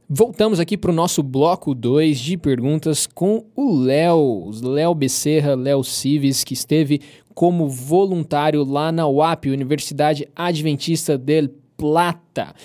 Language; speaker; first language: Portuguese; native; Portuguese